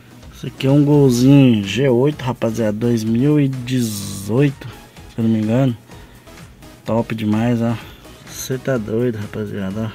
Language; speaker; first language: Portuguese; native; Portuguese